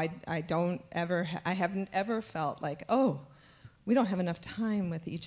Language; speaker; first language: English; native; English